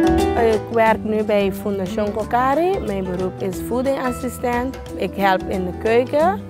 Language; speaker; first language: Dutch; non-native, local second language; Papiamento